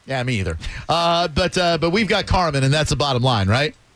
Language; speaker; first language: English; native; English